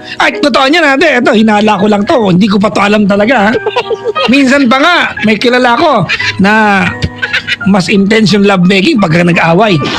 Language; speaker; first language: Filipino; non-native, local second language; Iloko